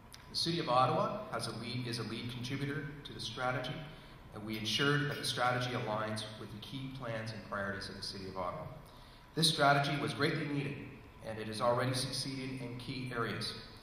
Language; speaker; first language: English; native; English